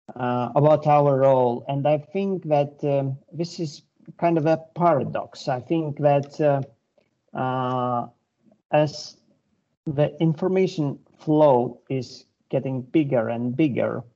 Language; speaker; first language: English; non-native, fluent; Lithuanian